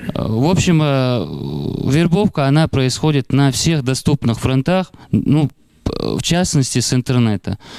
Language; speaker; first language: Russian; non-native, local second language; Ingush